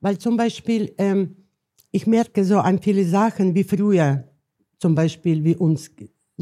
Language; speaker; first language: German; non-native, learner; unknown